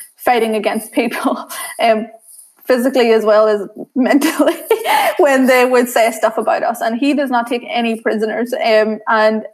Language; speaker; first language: English; native; English